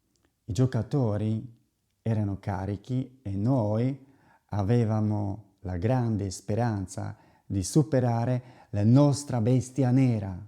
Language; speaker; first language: Italian; non-native, fluent; Slovak